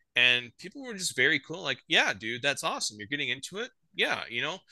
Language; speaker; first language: English; native; English